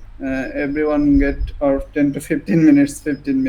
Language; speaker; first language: English; non-native, learner; Bangla